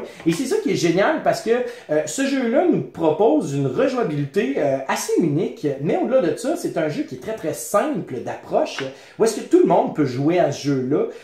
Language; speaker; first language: French; native; French